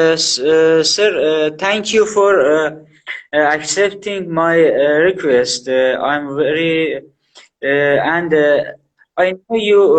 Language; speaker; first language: English; non-native, learner; Persian